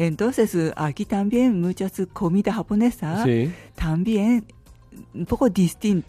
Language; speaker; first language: Spanish; non-native, learner; Japanese